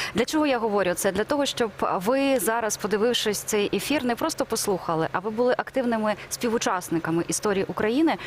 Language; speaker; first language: Ukrainian; native; Ukrainian